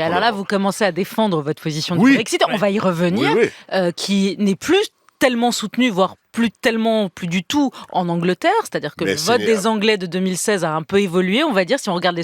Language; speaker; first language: French; native; French